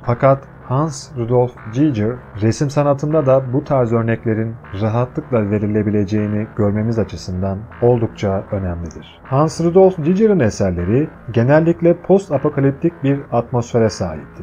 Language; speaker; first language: Turkish; native; Turkish